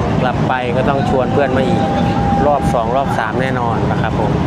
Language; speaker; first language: Thai; native; Thai